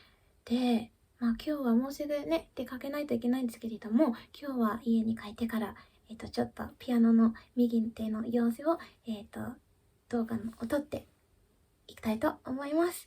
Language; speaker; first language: Japanese; early bilingual, heritage; Japanese